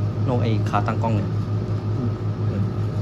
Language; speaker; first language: Thai; native; Thai